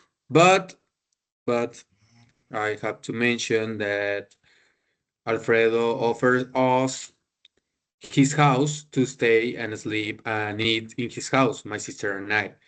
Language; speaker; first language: English; non-native, learner; Spanish